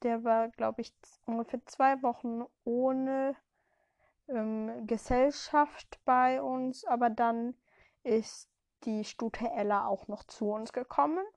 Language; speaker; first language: German; early bilingual, heritage; German